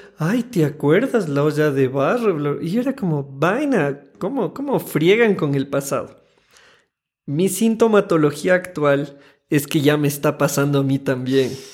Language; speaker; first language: Spanish; native; Spanish